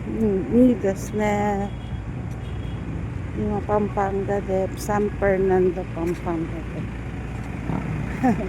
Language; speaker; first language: Japanese; non-native, learner; Filipino